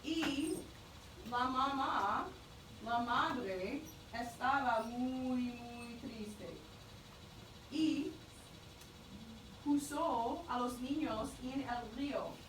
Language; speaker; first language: Spanish; non-native, fluent; English